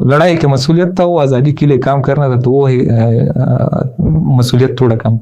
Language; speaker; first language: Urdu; non-native, learner; Pashto